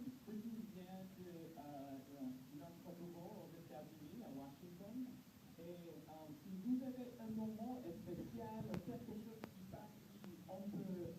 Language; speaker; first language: French; non-native, learner; English